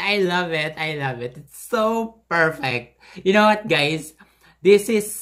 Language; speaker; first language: English; non-native, local second language; Filipino